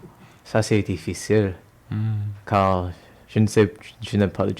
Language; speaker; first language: French; non-native, local second language; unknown